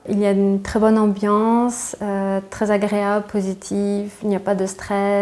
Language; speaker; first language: French; non-native, fluent; Bulgarian